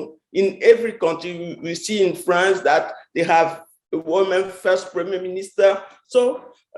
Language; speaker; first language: English; non-native, fluent; French